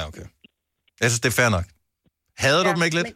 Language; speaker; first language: Danish; native; Danish